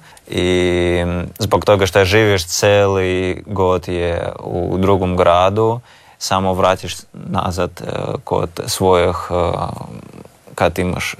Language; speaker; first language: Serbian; non-native, learner; Russian